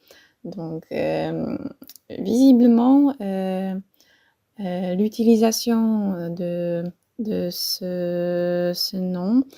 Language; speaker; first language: French; non-native, fluent; Polish